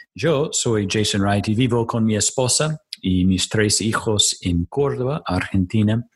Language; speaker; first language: Spanish; non-native, fluent; English